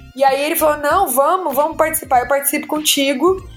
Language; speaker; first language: Portuguese; native; Portuguese